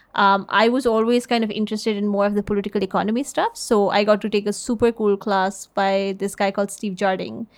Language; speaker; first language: English; native; English